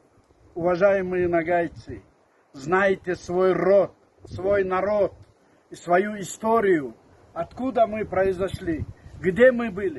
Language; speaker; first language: Russian; non-native, local second language; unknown